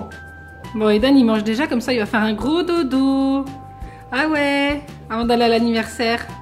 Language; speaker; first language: French; native; French